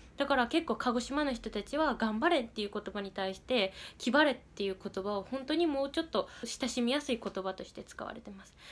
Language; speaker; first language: Japanese; native; Japanese